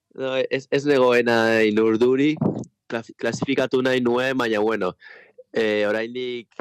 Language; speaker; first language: Basque; non-native, local second language; Spanish